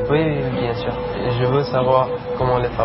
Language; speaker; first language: French; non-native, learner; Persian